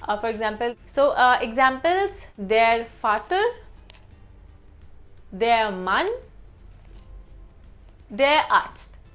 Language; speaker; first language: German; non-native, fluent; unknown